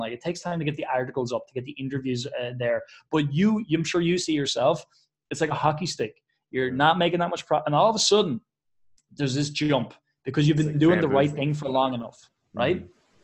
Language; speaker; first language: English; native; English